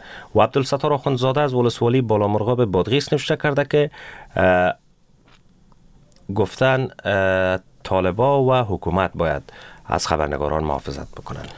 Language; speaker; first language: Persian; native; Persian